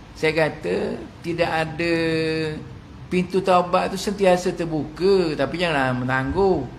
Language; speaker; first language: Malay; native; Malay